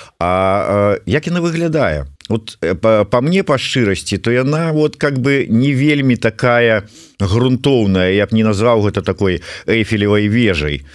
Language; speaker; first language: Belarusian; non-native, local second language; Russian